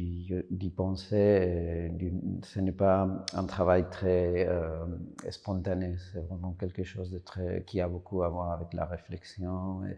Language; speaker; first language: French; non-native, fluent; Spanish